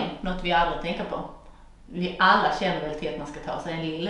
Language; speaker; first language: Swedish; native; Swedish